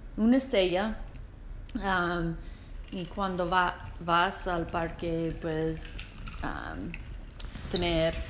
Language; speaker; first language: Spanish; non-native, learner; English